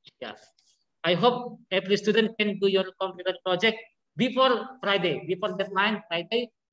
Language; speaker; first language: English; non-native, learner; Indonesian